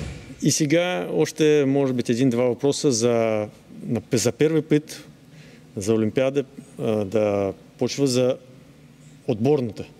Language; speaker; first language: Bulgarian; non-native, learner; Russian